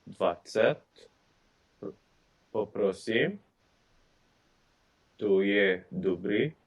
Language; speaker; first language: Czech; non-native, learner; English